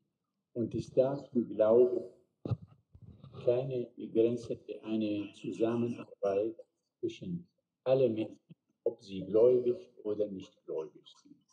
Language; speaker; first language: German; non-native, fluent; Arabic